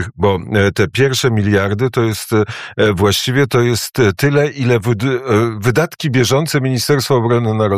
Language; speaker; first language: Polish; native; Polish